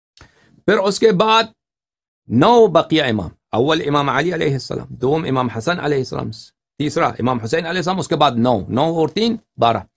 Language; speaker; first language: Urdu; non-native, fluent; Persian